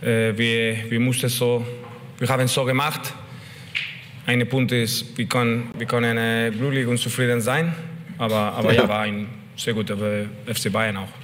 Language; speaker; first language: German; non-native, learner; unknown